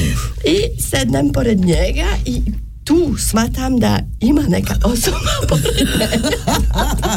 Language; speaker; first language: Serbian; non-native, learner; French